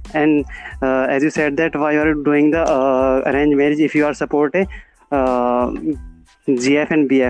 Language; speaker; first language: English; non-native, learner; Hindi